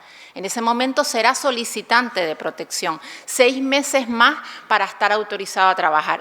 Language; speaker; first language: Spanish; native; Spanish